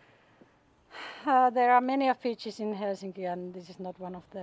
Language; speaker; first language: English; non-native, fluent; Finnish